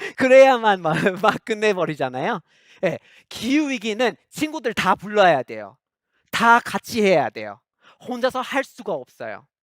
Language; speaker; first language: Korean; non-native, fluent; English